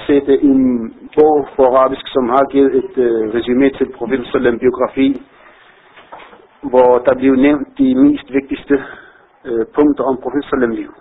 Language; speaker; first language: Danish; non-native, fluent; Arabic